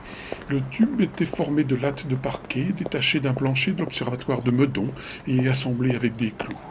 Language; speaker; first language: French; native; French